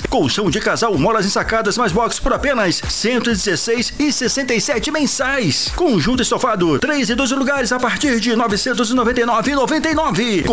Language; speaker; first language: Portuguese; native; Portuguese